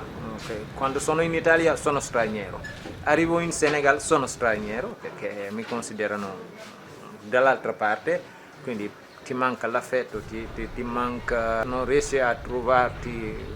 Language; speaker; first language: Italian; non-native, fluent; Wolof